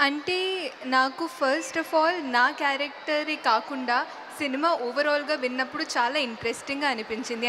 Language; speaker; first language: Telugu; non-native, fluent; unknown